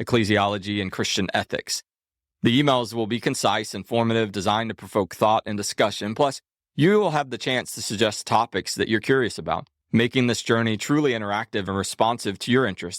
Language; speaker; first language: English; native; English